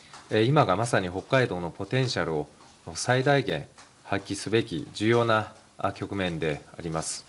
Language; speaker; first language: Japanese; native; Japanese